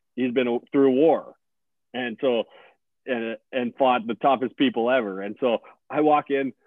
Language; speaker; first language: English; native; English